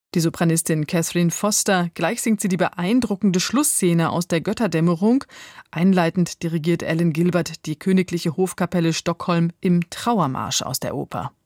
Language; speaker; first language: German; native; German